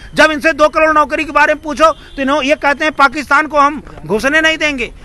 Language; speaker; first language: Hindi; native; Hindi